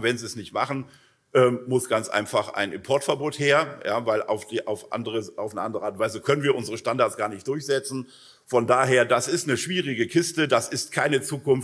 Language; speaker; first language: German; native; German